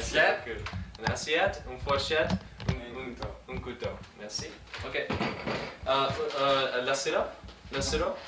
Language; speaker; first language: French; non-native, learner; English